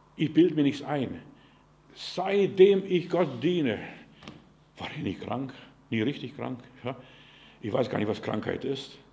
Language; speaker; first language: German; non-native, fluent; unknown